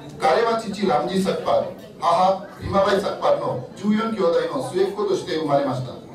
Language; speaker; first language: Japanese; non-native, fluent; Marathi